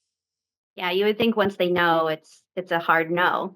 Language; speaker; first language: English; native; English